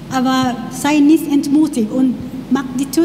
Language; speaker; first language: German; non-native, learner; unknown